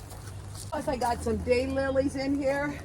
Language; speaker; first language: English; native; English